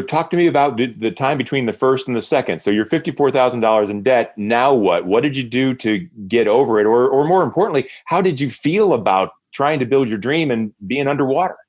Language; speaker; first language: English; native; English